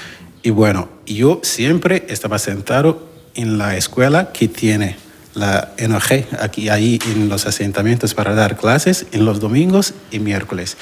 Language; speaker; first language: Spanish; non-native, learner; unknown